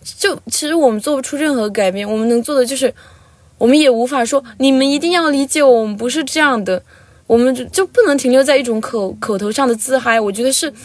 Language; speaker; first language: Chinese; non-native, local second language; Tibetan